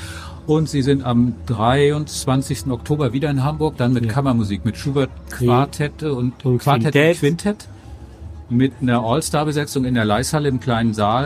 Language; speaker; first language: German; native; German